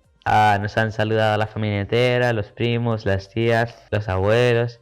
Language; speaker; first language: Spanish; early bilingual, heritage; Spanish